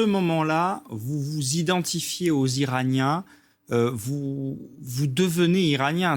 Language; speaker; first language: French; native; French